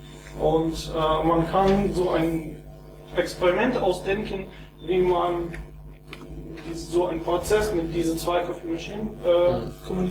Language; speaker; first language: German; non-native, fluent; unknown